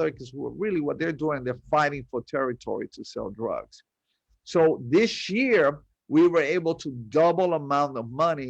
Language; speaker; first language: English; early bilingual, other home language; Spanish